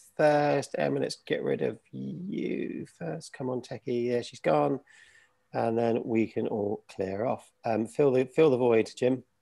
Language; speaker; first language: English; native; English